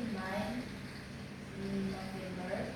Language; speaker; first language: English; non-native, learner; Indonesian